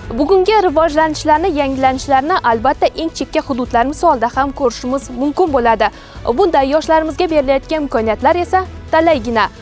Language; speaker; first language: Uzbek; native; Uzbek